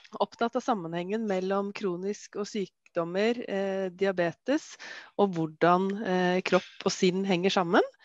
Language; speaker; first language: Norwegian; native; Norwegian